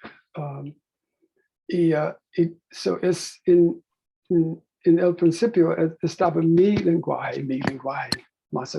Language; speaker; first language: Spanish; non-native, learner; English